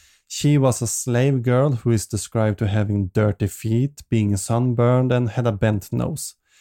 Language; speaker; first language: English; non-native, fluent; Swedish